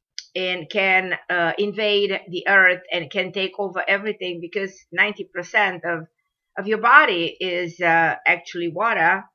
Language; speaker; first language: English; non-native, fluent; Romanian